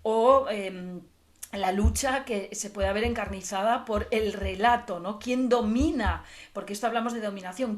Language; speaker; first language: Spanish; native; Spanish